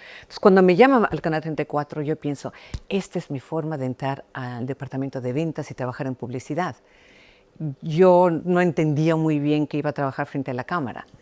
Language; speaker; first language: Spanish; early bilingual, heritage; Spanish